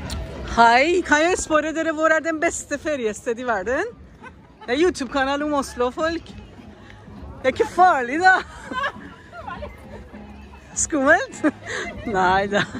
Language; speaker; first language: Norwegian; non-native, learner; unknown